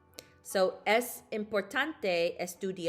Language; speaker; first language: Spanish; non-native, learner; English